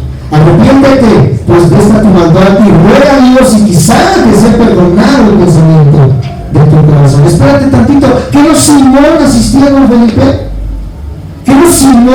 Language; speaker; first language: Spanish; native; Spanish